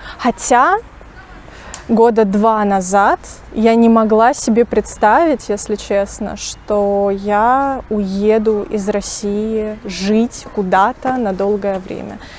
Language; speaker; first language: Russian; native; Russian